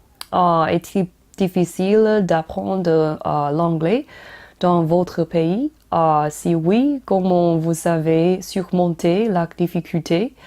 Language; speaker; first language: French; non-native, learner; Chinese